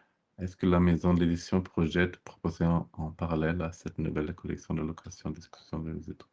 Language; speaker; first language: French; non-native, fluent; German